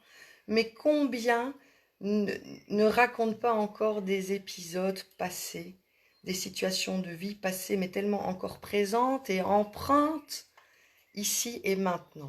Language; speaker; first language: French; native; French